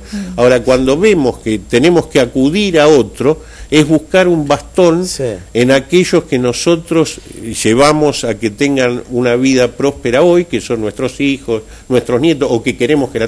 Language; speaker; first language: Spanish; native; Spanish